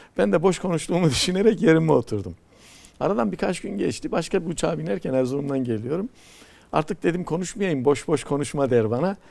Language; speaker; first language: Turkish; native; Turkish